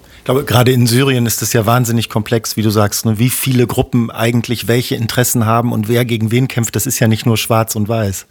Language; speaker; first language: German; native; German